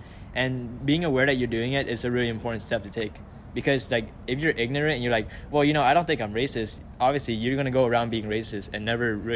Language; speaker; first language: English; early bilingual, other home language; Vietnamese